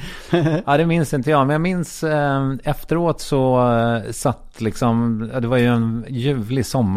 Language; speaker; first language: Swedish; native; Swedish